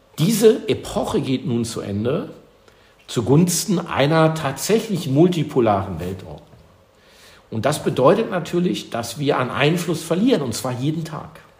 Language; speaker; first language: German; native; German